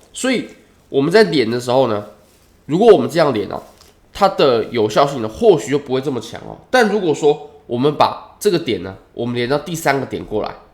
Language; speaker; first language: Chinese; native; Chinese